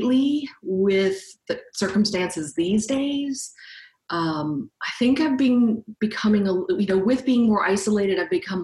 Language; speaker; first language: English; native; English